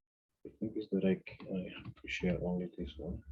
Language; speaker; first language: English; non-native, fluent; Spanish